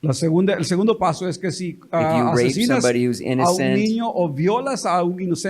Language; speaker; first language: Spanish; native; Spanish